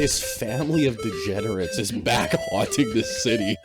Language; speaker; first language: English; native; English